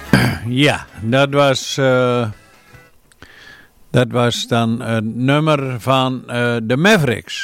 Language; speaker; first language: Dutch; native; Dutch